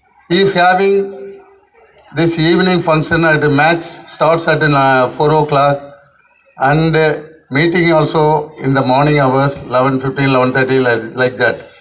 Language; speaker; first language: English; non-native, local second language; Tamil